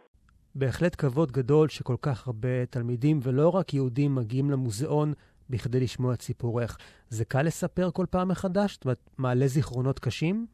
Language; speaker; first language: Hebrew; native; Hebrew